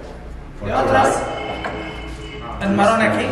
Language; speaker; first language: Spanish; non-native, learner; Arabic